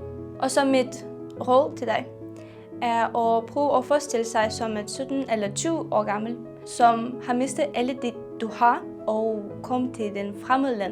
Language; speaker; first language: Danish; non-native, fluent; Ukrainian